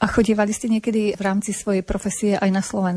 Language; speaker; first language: Slovak; native; Slovak